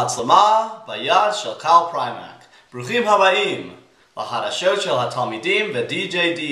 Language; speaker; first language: Hebrew; non-native, learner; English